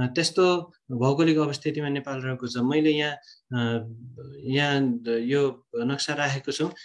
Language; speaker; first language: Nepali; native; Nepali